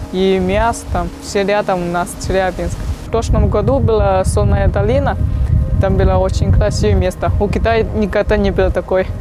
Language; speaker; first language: Russian; non-native, learner; Chinese